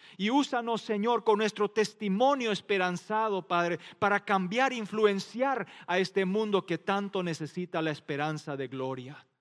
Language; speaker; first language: Spanish; non-native, local second language; Plautdietsch